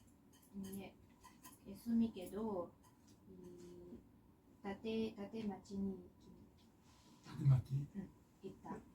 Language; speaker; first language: Japanese; non-native, learner; Mizo